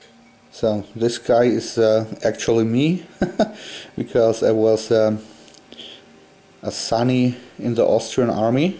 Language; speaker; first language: English; non-native, fluent; German